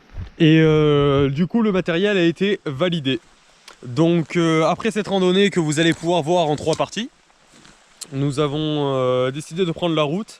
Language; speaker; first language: French; native; French